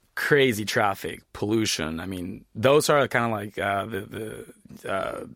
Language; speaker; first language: English; early bilingual, other home language; Spanish